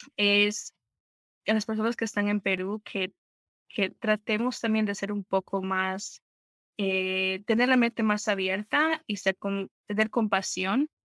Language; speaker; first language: Spanish; native; Spanish